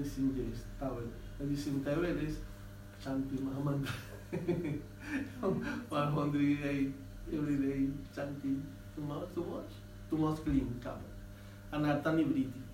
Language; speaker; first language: English; non-native, learner; Spanish